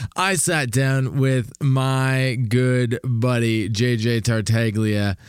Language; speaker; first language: English; native; English